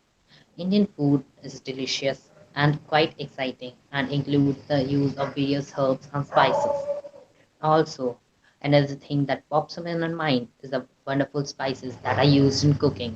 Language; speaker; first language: English; non-native, fluent; Indonesian